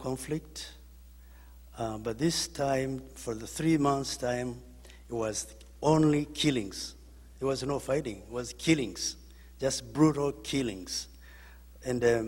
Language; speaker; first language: English; non-native, local second language; Kinyarwanda